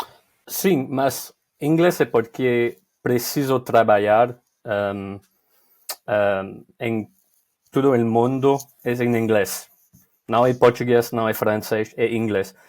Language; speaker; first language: Portuguese; non-native, learner; French